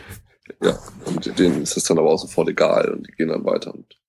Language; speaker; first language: German; native; German